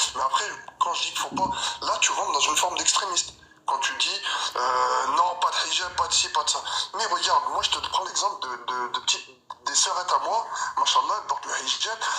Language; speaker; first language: French; early bilingual, other home language; Arabic